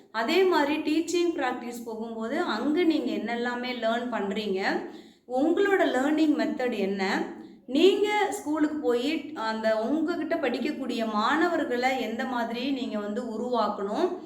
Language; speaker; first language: Tamil; native; Tamil